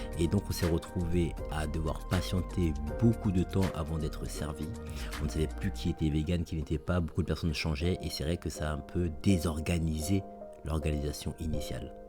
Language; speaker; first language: French; native; French